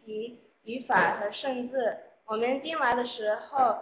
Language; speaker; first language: Chinese; non-native, learner; English